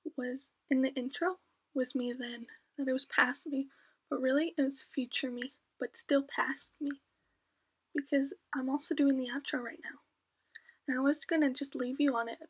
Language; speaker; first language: English; native; English